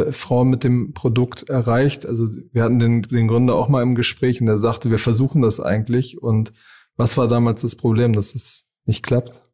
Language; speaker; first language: German; native; German